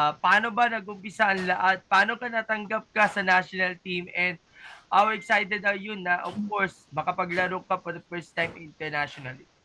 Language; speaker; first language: Filipino; native; Filipino